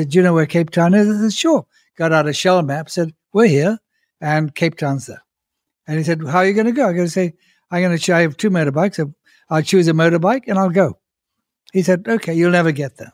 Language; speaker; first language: English; native; English